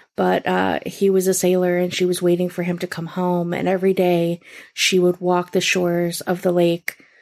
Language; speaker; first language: English; native; English